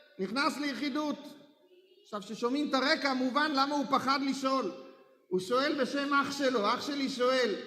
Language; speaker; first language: Hebrew; native; Hebrew